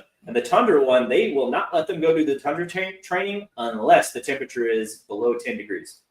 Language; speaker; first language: English; native; English